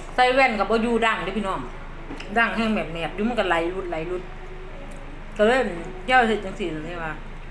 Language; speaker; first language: Thai; native; Thai